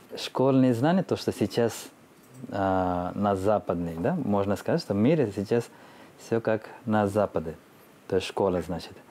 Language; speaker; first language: Russian; non-native, fluent; Telugu